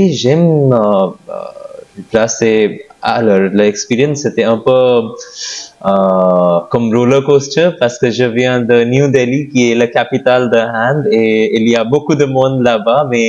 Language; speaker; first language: French; non-native, learner; Hindi